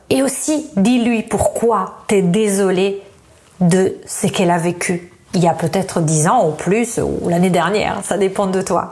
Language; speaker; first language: French; non-native, fluent; Italian